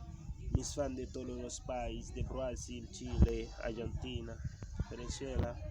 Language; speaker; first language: Spanish; non-native, learner; Haitian Creole